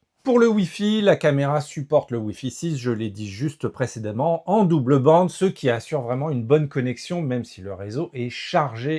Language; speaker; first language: French; native; French